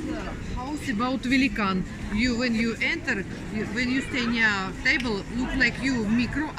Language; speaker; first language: English; non-native, learner; Russian